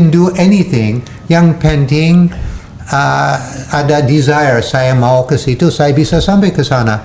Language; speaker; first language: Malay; non-native, fluent; English